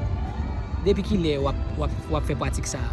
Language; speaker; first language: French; non-native, local second language; Haitian Creole